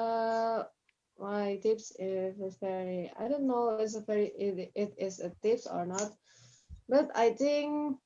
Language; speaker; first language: English; non-native, learner; Indonesian